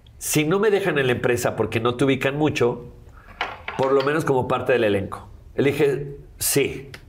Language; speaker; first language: Spanish; native; Spanish